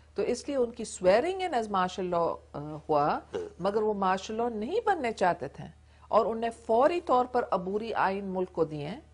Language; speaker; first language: Urdu; non-native, local second language; English